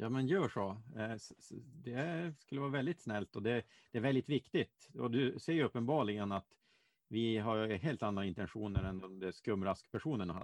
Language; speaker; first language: Swedish; native; Swedish